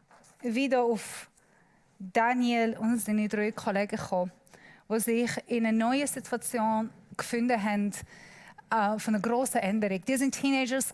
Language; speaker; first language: German; non-native, learner; Persian